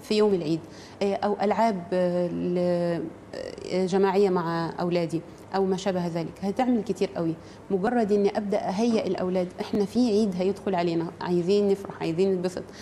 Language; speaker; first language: Arabic; native; Arabic